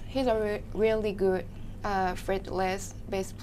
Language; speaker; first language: English; non-native, learner; Japanese